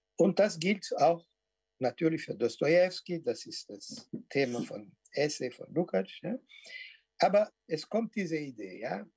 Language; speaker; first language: German; non-native, fluent; Portuguese